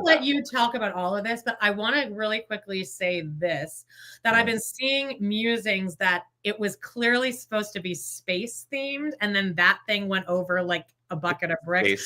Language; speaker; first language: English; native; English